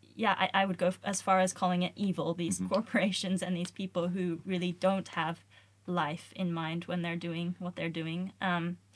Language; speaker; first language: English; native; English